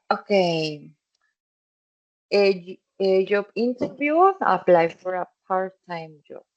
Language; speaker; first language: English; non-native, fluent; Spanish